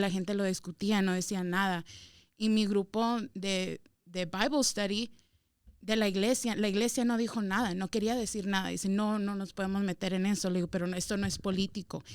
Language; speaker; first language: Spanish; early bilingual, heritage; Spanish